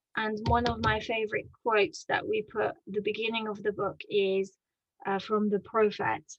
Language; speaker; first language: English; non-native, fluent; French